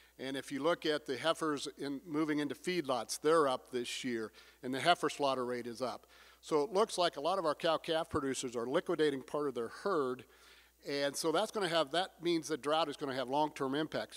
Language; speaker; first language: English; native; English